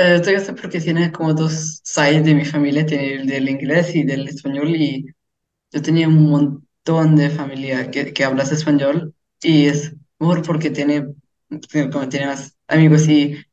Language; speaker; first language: Spanish; early bilingual, heritage; English